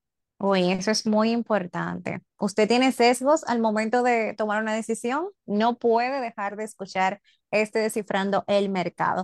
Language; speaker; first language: Spanish; native; Spanish